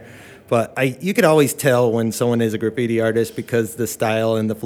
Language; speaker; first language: English; native; English